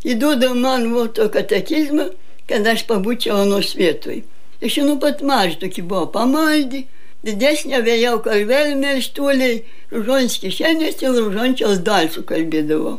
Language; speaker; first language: Lithuanian; native; Lithuanian